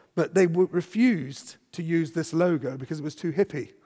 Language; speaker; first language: English; native; English